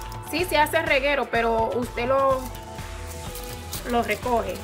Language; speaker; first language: Spanish; early bilingual, heritage; Spanish